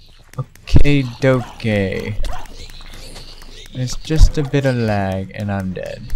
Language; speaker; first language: English; native; English